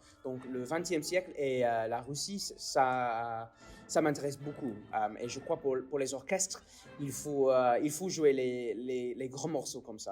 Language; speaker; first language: French; non-native, fluent; English